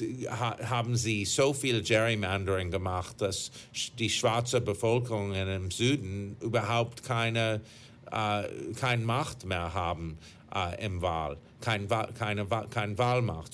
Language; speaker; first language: German; non-native, fluent; English